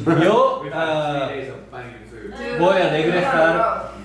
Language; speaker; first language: Spanish; non-native, learner; Japanese